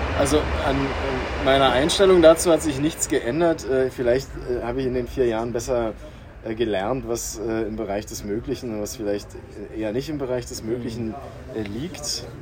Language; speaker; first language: German; native; German